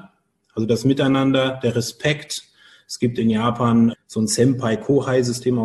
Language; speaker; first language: German; native; German